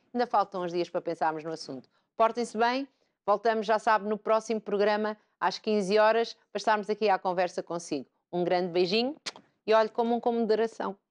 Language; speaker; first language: Portuguese; native; Portuguese